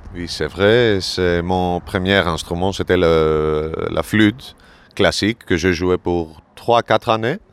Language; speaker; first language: French; non-native, learner; Greek